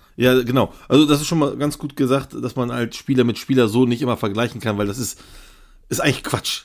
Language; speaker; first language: German; early bilingual, other home language; Turkish